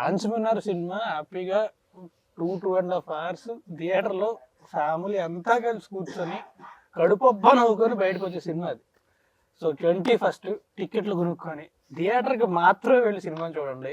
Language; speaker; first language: Telugu; native; Telugu